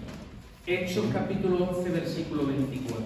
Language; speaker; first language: Spanish; native; Spanish